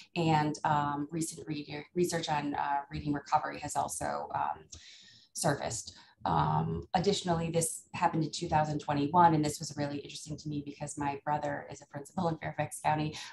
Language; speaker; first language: English; native; English